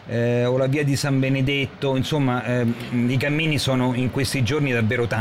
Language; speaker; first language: Italian; native; Italian